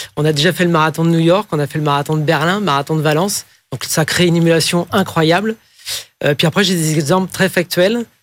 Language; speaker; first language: French; native; French